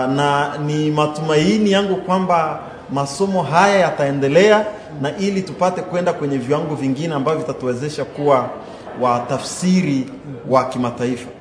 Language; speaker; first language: Swahili; non-native, local second language; Bembe